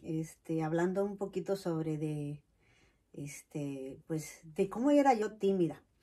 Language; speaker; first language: Spanish; non-native, local second language; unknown